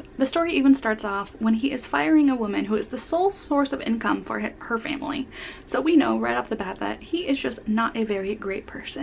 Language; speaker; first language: English; native; English